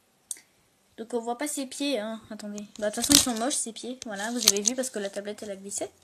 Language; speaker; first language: French; native; French